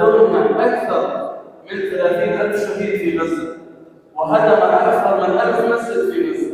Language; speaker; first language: Arabic; native; Arabic